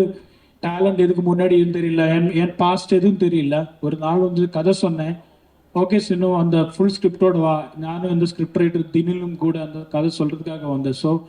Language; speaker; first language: Tamil; non-native, learner; Malayalam